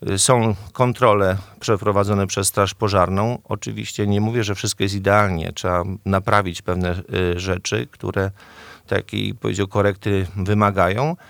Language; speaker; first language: Polish; native; Polish